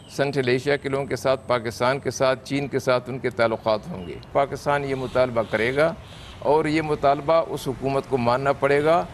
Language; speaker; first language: Urdu; non-native, local second language; Pashto